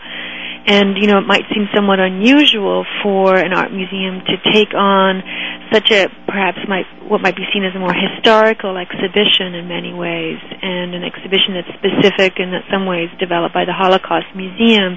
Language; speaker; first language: English; native; English